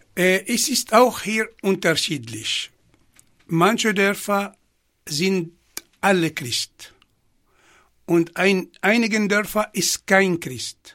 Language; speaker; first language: German; non-native, fluent; Arabic